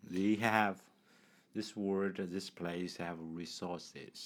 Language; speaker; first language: English; non-native, learner; Chinese